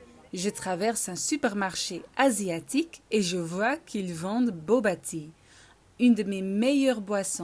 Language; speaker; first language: French; non-native, learner; Dutch